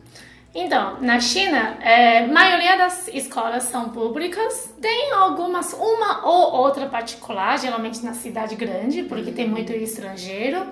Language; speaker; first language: Portuguese; non-native, fluent; Chinese